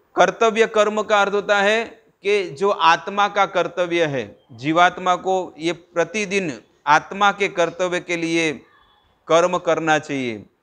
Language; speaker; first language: Hindi; non-native, local second language; Gujarati